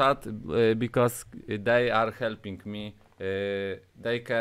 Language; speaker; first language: English; non-native, learner; Polish